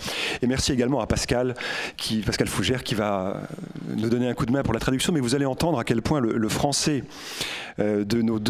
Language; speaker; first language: French; native; French